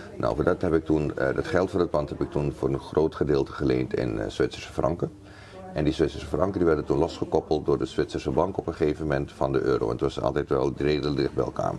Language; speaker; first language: Dutch; native; Dutch